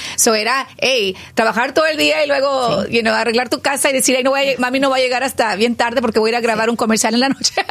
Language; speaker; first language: Spanish; early bilingual, heritage; Spanish